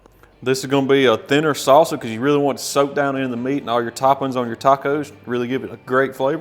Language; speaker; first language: English; native; English